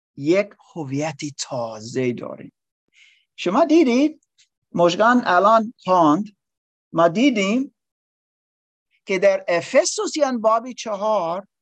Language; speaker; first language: Persian; non-native, learner; English